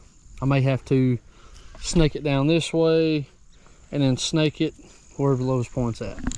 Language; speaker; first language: English; native; English